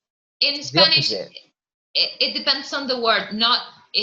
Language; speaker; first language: English; non-native, fluent; Spanish